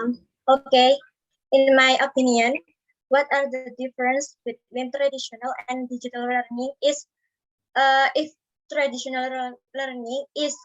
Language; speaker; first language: English; non-native, learner; Indonesian